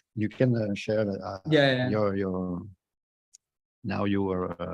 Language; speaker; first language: English; non-native, fluent; French